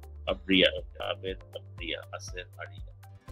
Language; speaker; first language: Spanish; non-native, learner; English